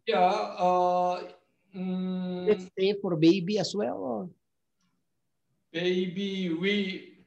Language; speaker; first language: English; non-native, learner; Korean